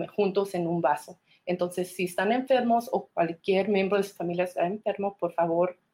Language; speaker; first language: Spanish; early bilingual, heritage; Spanish